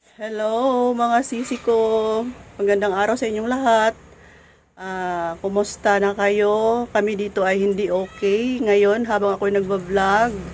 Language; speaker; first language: Filipino; non-native, local second language; Cebuano